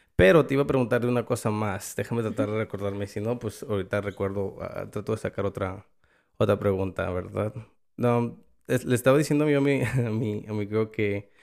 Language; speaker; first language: Spanish; early bilingual, heritage; Spanish